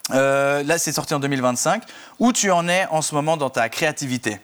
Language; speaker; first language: French; native; French